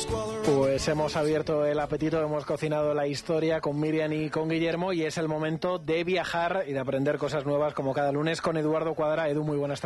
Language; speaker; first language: Spanish; native; Spanish